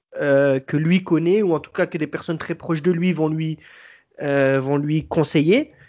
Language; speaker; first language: French; native; French